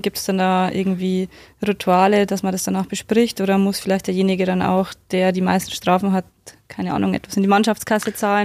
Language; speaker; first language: German; native; German